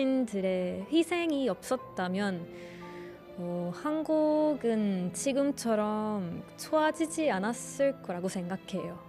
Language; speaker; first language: Korean; non-native, learner; Finnish